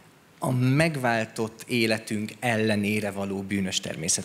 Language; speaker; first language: Hungarian; native; Hungarian